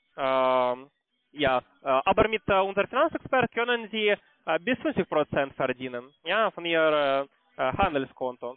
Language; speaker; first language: German; non-native, learner; Russian